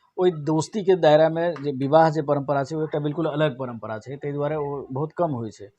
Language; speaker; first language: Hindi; non-native, local second language; Maithili